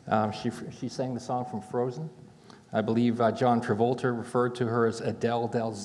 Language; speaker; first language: English; native; English